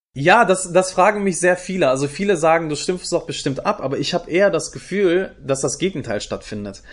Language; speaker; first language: German; early bilingual, other home language; Turkish